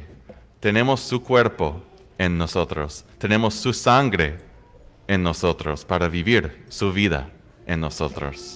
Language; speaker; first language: Spanish; non-native, fluent; English